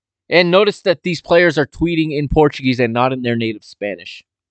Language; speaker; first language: English; native; English